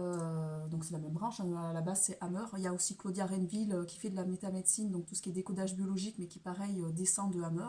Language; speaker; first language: French; native; French